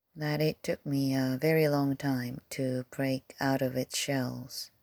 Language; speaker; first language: English; non-native, fluent; Korean